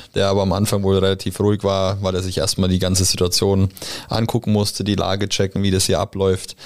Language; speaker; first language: German; native; German